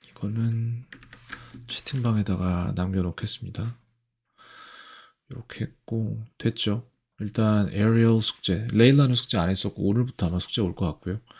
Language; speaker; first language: Korean; native; Korean